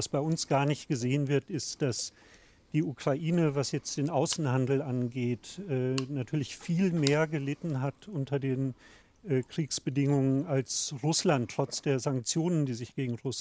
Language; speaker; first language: German; native; German